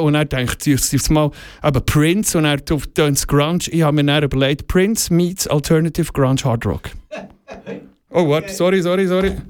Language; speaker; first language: German; native; German